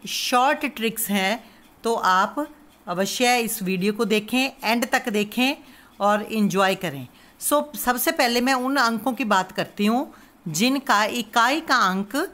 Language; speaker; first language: Hindi; non-native, local second language; Punjabi